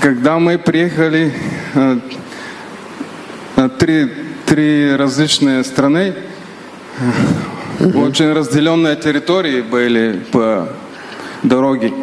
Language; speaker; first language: Russian; non-native, learner; Bulgarian